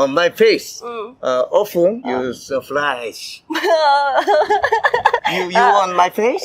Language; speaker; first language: English; non-native, learner; Korean